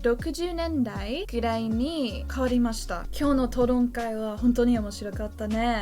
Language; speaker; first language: Japanese; non-native, learner; English